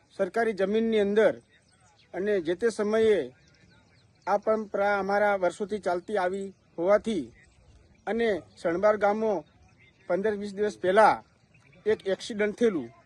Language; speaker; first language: Gujarati; native; Gujarati